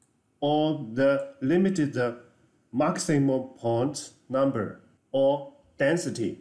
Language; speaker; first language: English; non-native, fluent; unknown